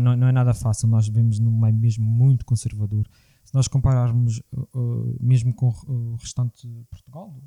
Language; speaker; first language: Portuguese; native; Portuguese